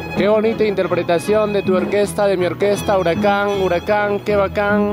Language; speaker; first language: Spanish; native; Spanish